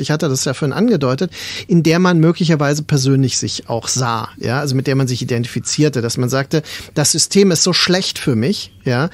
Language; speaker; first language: German; native; German